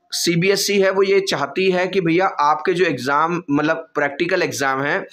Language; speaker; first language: Hindi; native; Hindi